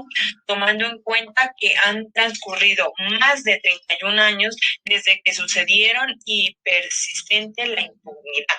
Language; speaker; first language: Spanish; native; Spanish